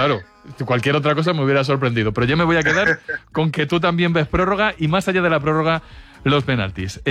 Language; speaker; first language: Spanish; native; Spanish